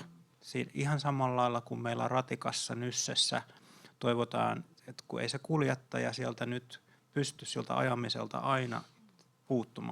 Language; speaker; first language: Finnish; native; Finnish